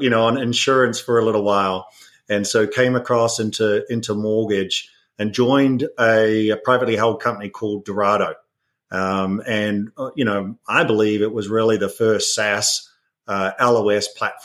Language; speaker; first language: English; native; English